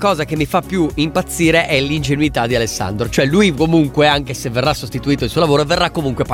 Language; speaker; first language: Italian; native; Italian